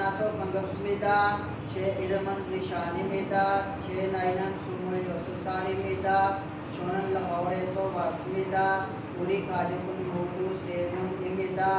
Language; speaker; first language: Korean; non-native, learner; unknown